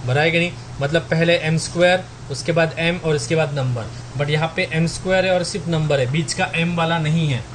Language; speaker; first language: Hindi; non-native, local second language; Marathi